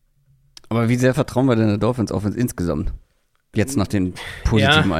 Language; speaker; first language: German; native; German